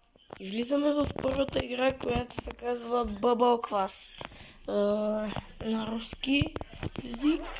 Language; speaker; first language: Bulgarian; native; Bulgarian